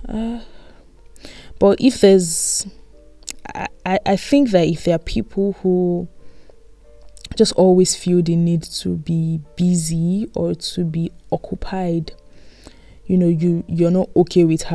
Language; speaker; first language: English; non-native, local second language; Yoruba